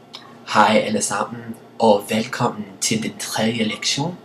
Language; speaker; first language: Danish; non-native, learner; English